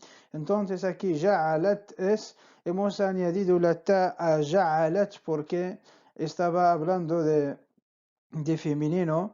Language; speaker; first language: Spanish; non-native, fluent; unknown